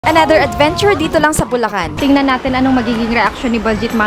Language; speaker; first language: Filipino; native; Filipino